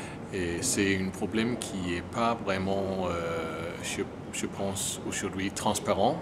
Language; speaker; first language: French; non-native, learner; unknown